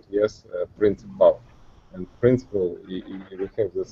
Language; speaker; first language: English; non-native, learner; Russian